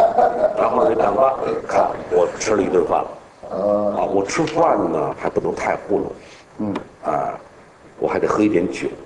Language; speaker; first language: Chinese; native; Chinese